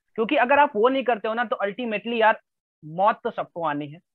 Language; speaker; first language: Hindi; native; Hindi